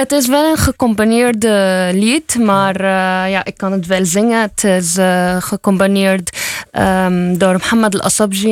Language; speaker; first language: Dutch; non-native, fluent; Arabic